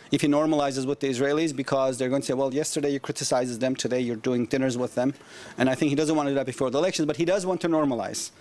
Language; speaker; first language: English; non-native, fluent; Turkish